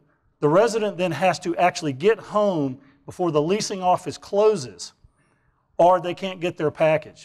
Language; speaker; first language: English; native; English